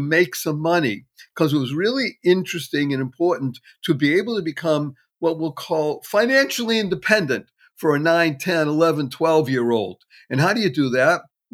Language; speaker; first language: English; native; English